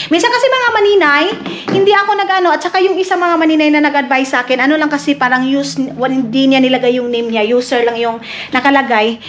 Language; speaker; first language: Filipino; non-native, local second language; Cebuano